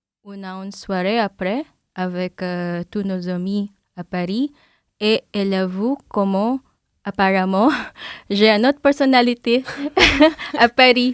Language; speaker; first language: French; non-native, fluent; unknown